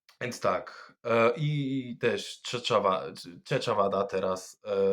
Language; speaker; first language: Polish; non-native, fluent; French